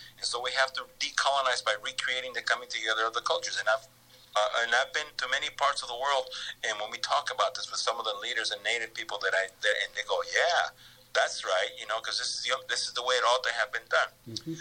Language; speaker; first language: English; early bilingual, other home language; Spanish